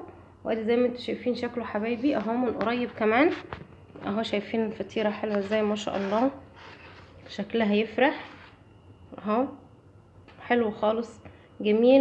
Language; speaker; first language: Arabic; native; Arabic